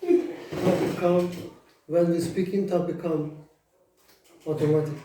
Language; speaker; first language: English; non-native, learner; Turkish